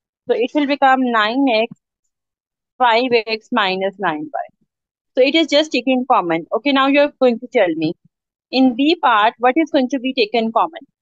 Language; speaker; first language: English; non-native, local second language; Urdu